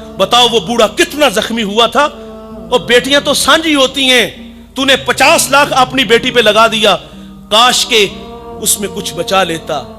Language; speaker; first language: Urdu; non-native, local second language; Punjabi